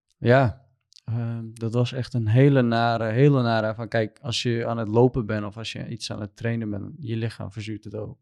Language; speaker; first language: Dutch; non-native, fluent; Kurdish